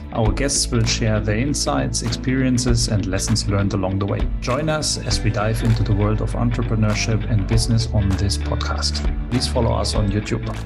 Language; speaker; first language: English; non-native, fluent; German